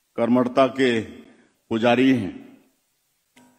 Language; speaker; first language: Hindi; native; Hindi